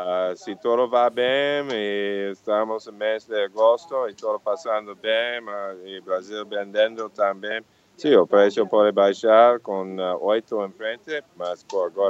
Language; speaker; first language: Portuguese; non-native, fluent; English